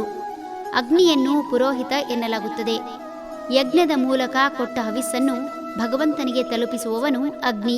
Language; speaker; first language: Kannada; native; Kannada